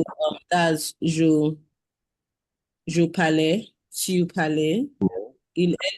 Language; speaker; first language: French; non-native, learner; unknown